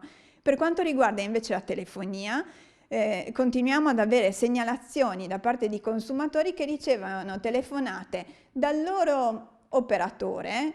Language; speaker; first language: Italian; native; Italian